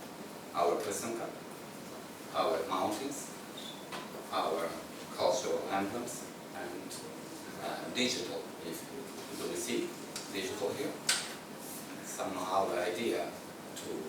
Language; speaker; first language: English; non-native, learner; Ukrainian